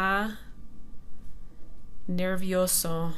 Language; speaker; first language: Spanish; non-native, fluent; English